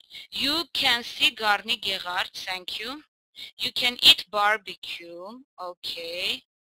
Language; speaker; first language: English; non-native, fluent; Armenian